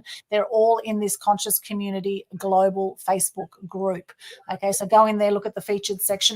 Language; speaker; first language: English; native; English